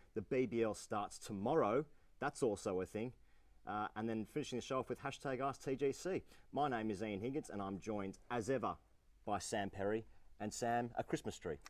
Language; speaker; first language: English; native; English